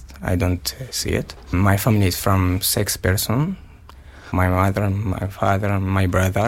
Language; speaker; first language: English; non-native, learner; Arabic